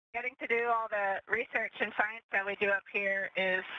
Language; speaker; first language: English; native; English